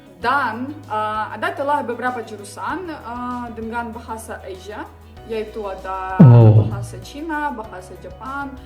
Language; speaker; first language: Indonesian; non-native, learner; Ukrainian